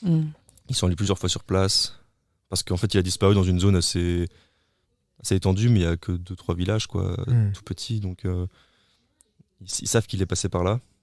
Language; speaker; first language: French; native; French